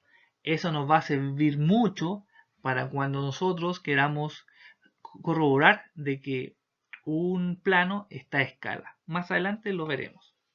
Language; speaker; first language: Spanish; native; Spanish